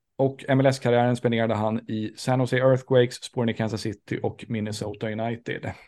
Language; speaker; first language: Swedish; native; Swedish